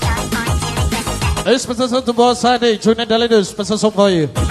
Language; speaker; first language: English; non-native, learner; Indonesian